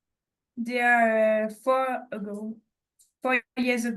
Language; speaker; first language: English; non-native, learner; French